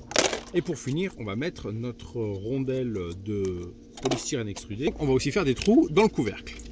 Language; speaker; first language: French; native; French